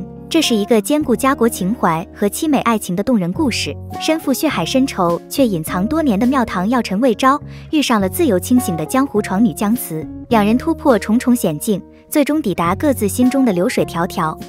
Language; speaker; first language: Chinese; native; Chinese